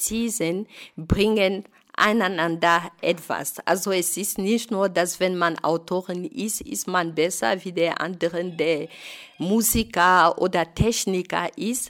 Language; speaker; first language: German; non-native, fluent; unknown